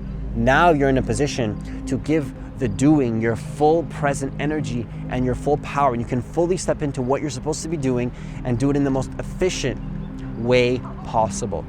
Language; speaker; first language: English; native; English